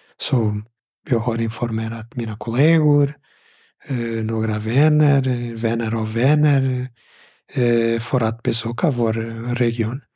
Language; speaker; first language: Swedish; non-native, fluent; Portuguese